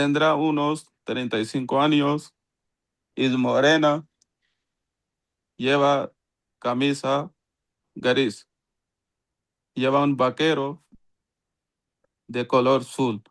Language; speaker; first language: Spanish; non-native, learner; Urdu